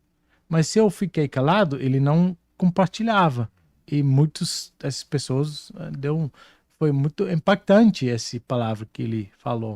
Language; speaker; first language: Portuguese; non-native, fluent; Dutch